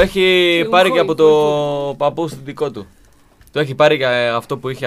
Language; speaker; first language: Greek; non-native, learner; Spanish